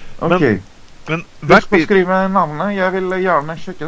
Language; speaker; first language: Norwegian; non-native, fluent; Greek